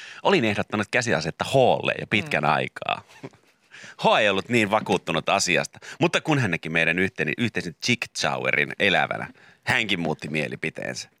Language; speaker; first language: Finnish; native; Finnish